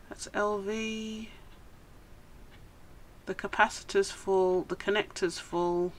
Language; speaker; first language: English; native; English